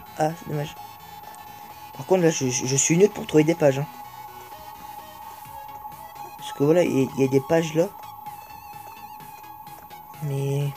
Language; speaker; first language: French; native; French